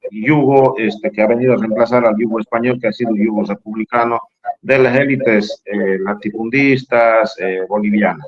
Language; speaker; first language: Spanish; native; Spanish